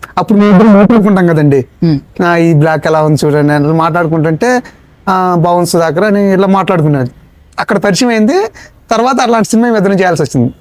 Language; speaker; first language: Telugu; native; Telugu